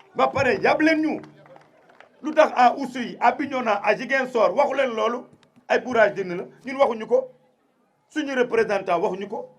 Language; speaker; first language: Wolof; non-native, local second language; Fula